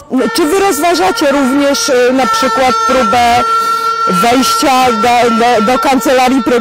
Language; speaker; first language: Polish; native; Polish